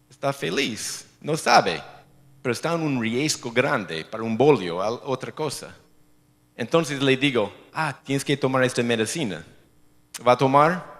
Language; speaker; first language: Spanish; non-native, fluent; English